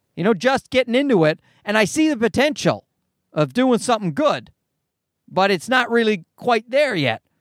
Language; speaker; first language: English; native; English